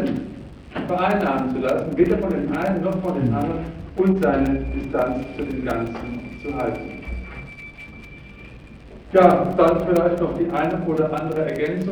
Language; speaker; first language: German; native; German